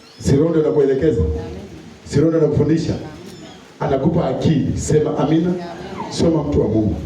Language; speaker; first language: Swahili; non-native, local second language; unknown